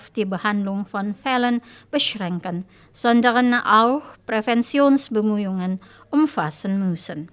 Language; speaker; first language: German; non-native, fluent; Indonesian